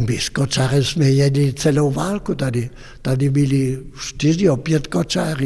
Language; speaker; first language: Czech; non-native, fluent; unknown